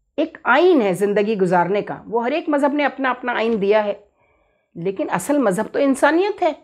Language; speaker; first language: Urdu; native; Urdu